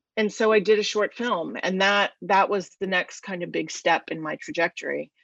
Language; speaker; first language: English; native; English